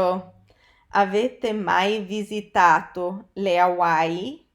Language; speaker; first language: Italian; non-native, fluent; English